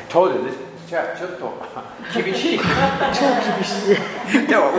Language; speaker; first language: Japanese; non-native, learner; English